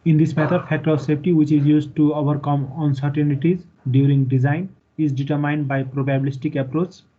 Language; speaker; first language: English; non-native, local second language; Nepali